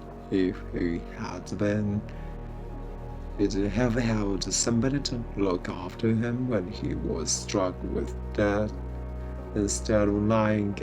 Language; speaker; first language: English; non-native, fluent; Japanese